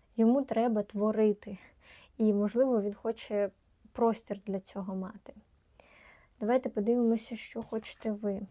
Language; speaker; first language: Ukrainian; non-native, local second language; Russian